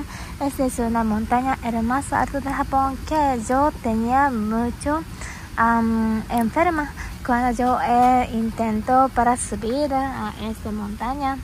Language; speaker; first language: Spanish; non-native, learner; Japanese